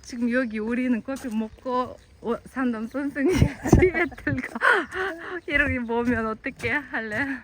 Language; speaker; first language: Korean; non-native, learner; Kazakh